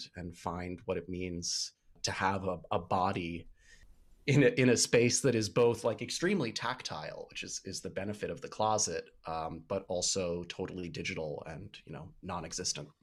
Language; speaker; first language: English; native; English